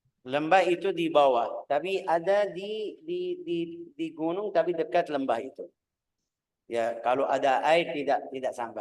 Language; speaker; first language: Indonesian; non-native, fluent; Arabic